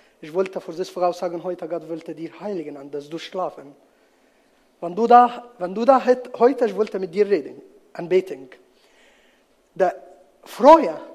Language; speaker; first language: German; non-native, learner; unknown